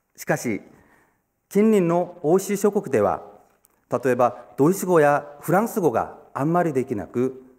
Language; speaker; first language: Japanese; non-native, fluent; Korean